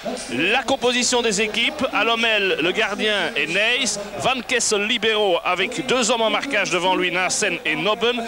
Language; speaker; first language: French; native; French